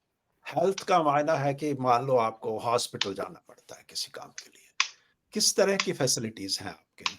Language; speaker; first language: Hindi; native; Hindi